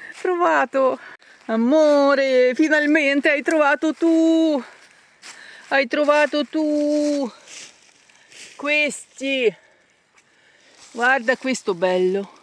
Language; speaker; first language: Italian; non-native, learner; Ukrainian